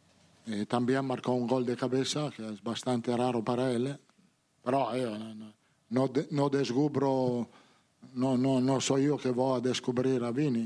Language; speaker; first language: Portuguese; non-native, learner; Italian